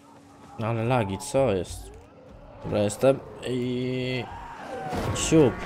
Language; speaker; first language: Polish; native; Polish